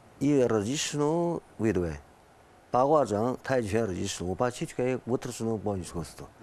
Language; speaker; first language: Bulgarian; non-native, learner; Chinese